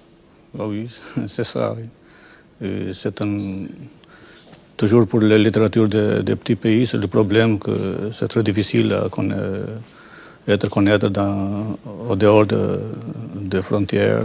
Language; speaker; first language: French; non-native, fluent; Albanian